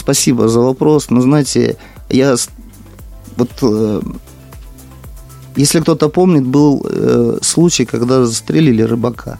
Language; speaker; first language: Russian; native; Russian